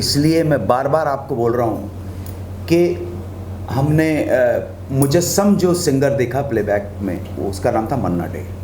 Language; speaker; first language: Hindi; native; Hindi